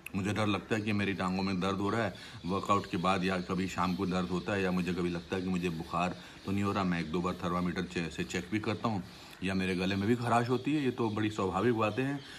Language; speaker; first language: Hindi; native; Hindi